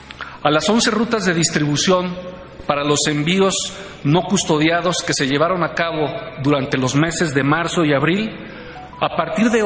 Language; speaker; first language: Spanish; native; Spanish